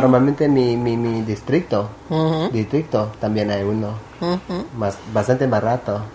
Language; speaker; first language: Spanish; non-native, learner; Thai